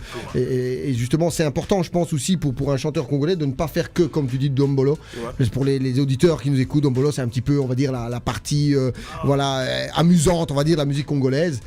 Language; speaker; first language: French; native; French